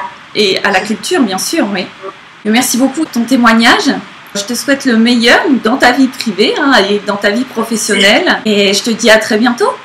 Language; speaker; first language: French; native; French